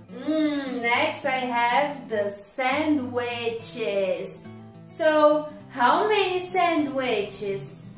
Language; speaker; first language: English; non-native, fluent; Portuguese